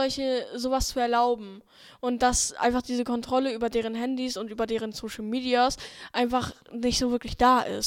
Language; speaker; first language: German; native; German